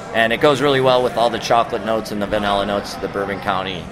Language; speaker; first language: English; native; English